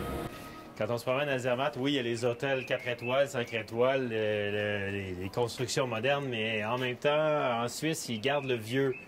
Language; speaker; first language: French; native; French